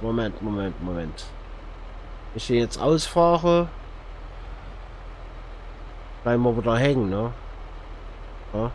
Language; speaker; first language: German; native; German